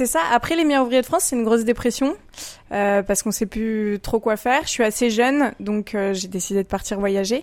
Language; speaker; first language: French; native; French